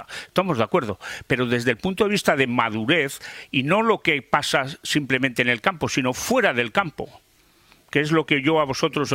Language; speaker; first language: Spanish; native; Spanish